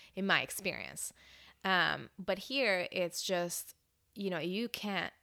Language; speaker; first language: English; early bilingual, other home language; Hungarian